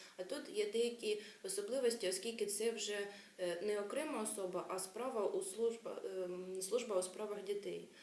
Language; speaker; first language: Ukrainian; native; Ukrainian